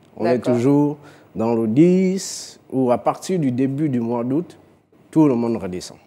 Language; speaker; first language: French; non-native, local second language; Fang